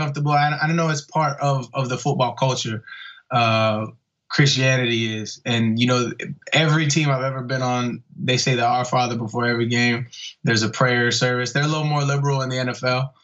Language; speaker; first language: English; native; English